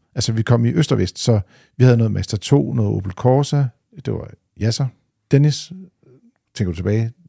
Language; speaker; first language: Danish; native; Danish